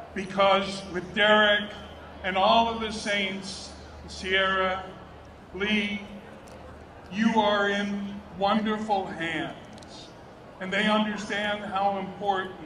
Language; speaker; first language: English; native; English